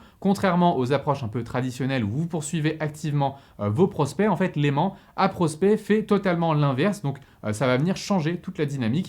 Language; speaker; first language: French; native; French